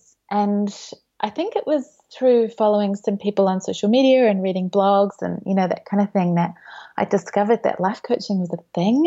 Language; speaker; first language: English; native; English